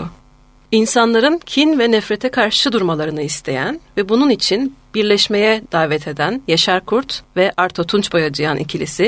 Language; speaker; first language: Turkish; native; Turkish